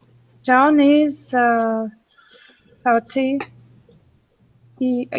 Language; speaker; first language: English; non-native, learner; Russian